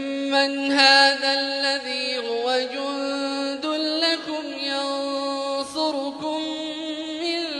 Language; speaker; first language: Arabic; native; Arabic